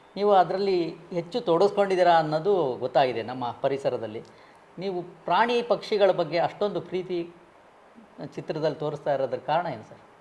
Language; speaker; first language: Kannada; native; Kannada